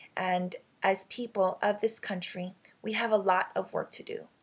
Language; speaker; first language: English; early bilingual, other home language; Filipino